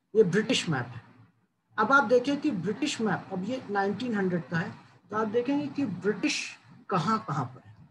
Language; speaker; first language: Hindi; native; Hindi